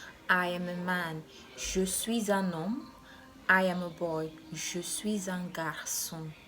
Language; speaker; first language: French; non-native, fluent; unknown